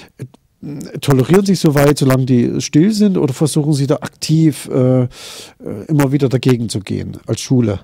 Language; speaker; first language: German; native; German